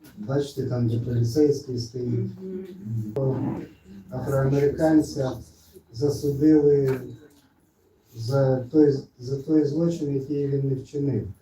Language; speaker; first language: Ukrainian; non-native, local second language; Russian